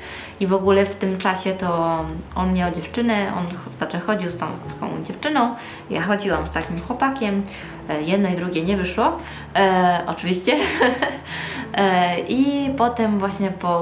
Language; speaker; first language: Polish; early bilingual, heritage; Polish